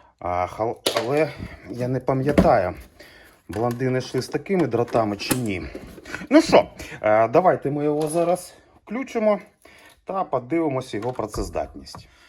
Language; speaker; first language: Ukrainian; non-native, local second language; Russian